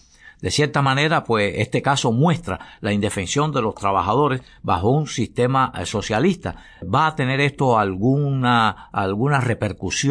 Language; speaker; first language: Spanish; native; Spanish